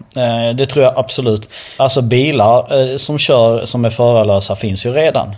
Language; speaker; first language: Swedish; early bilingual, other home language; Albanian